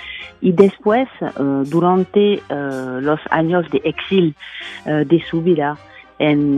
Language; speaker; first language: Spanish; non-native, fluent; French